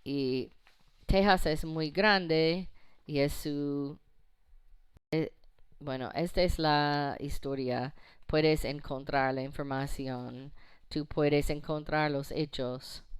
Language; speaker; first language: Spanish; non-native, fluent; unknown